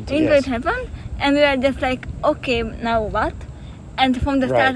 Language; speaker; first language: English; non-native, fluent; Hungarian